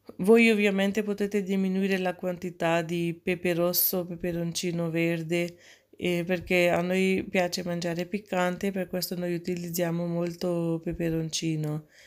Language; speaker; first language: Italian; non-native, fluent; Urdu